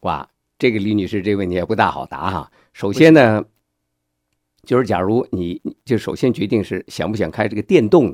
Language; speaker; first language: Chinese; native; Chinese